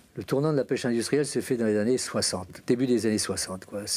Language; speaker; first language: French; native; French